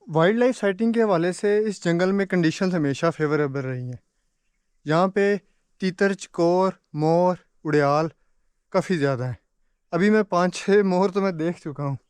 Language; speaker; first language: Urdu; non-native, local second language; Punjabi